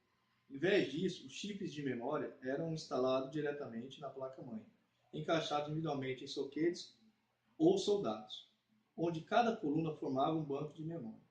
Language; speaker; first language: Portuguese; native; Portuguese